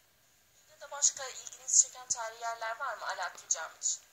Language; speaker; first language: Turkish; native; Turkish